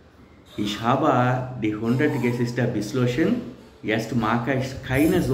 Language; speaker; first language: German; non-native, learner; Telugu